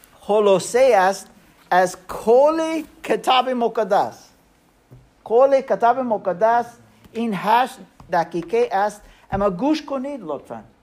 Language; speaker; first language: Persian; non-native, learner; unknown